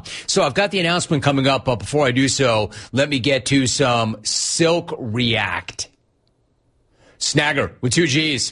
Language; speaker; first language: English; native; English